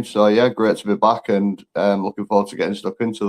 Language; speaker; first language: English; native; English